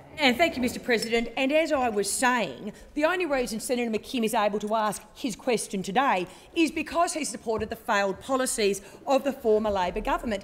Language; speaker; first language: English; native; English